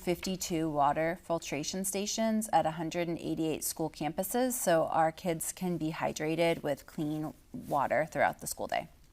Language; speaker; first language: English; native; English